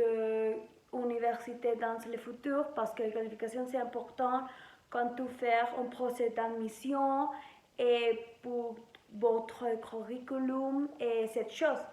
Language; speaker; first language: French; non-native, learner; Spanish